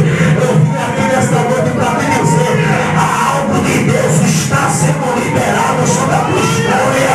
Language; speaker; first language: Portuguese; native; Portuguese